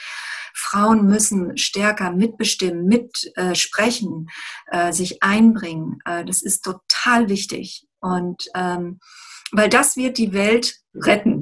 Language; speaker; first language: German; native; German